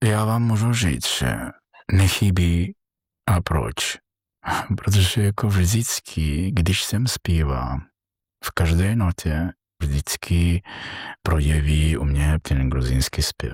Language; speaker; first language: Czech; non-native, fluent; Georgian